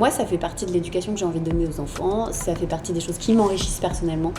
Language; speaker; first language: French; native; French